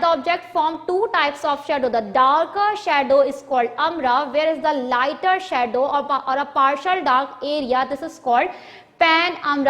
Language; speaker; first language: English; non-native, local second language; Urdu